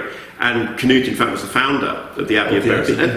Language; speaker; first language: English; native; English